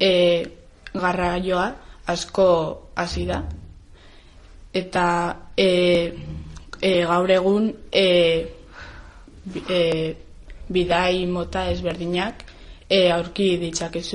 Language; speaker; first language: Basque; non-native, learner; Spanish